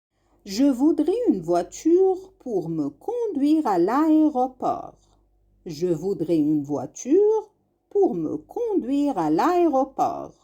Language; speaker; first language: French; non-native, fluent; Arabic